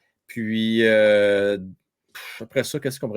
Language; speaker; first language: French; native; French